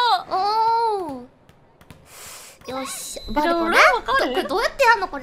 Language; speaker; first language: Japanese; native; Japanese